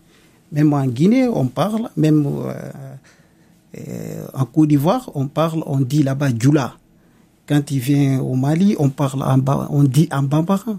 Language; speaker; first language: French; non-native, local second language; Mandingo